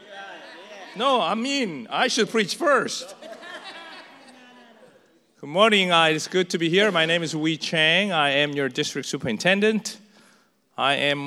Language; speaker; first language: English; non-native, fluent; Korean